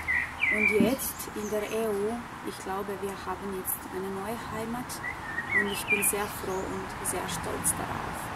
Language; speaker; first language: German; non-native, fluent; Croatian